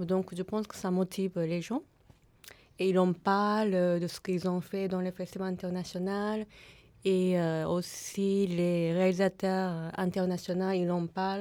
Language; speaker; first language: French; non-native, fluent; Japanese